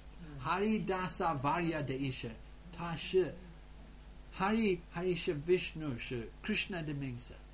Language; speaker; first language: Chinese; non-native, fluent; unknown